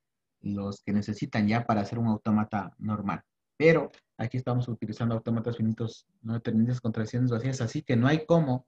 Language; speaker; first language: Spanish; native; Spanish